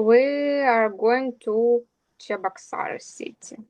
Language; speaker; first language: English; non-native, learner; Russian